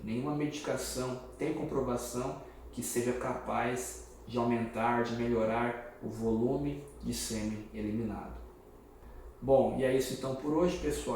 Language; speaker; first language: Portuguese; native; Portuguese